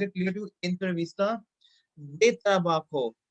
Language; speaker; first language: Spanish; non-native, fluent; Hindi